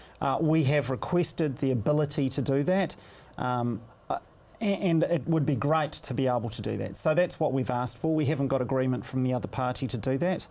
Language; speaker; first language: English; native; English